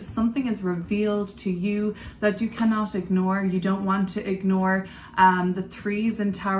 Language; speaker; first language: English; native; English